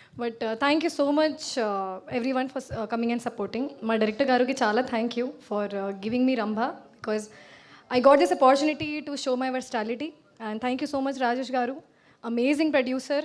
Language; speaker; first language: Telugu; non-native, learner; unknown